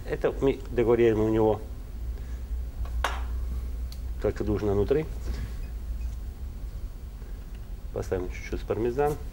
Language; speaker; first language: Russian; non-native, learner; Italian